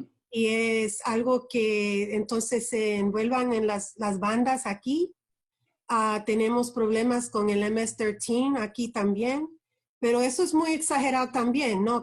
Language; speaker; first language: Spanish; early bilingual, heritage; Spanish